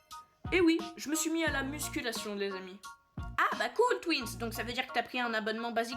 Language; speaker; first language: French; native; French